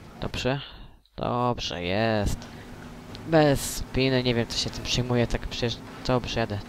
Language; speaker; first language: Polish; native; Polish